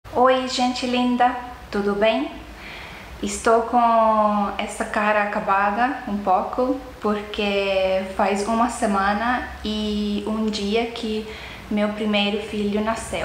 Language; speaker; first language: Portuguese; non-native, fluent; Estonian